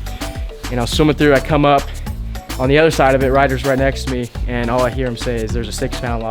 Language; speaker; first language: English; native; English